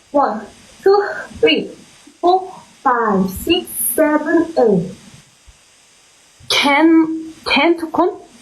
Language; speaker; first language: English; non-native, learner; Korean